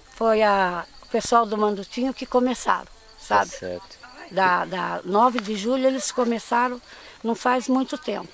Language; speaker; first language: Portuguese; native; Portuguese